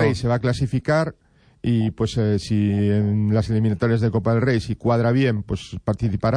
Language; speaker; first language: Spanish; native; Spanish